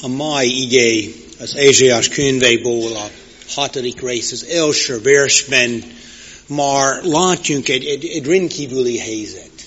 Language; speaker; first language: Hungarian; non-native, fluent; English